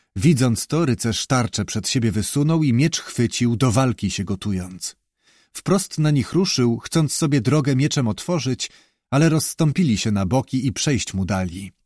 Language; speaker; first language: Polish; native; Polish